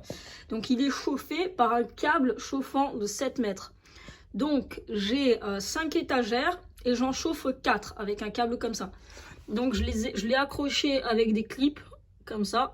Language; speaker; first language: French; native; French